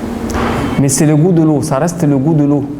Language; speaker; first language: French; non-native, fluent; Arabic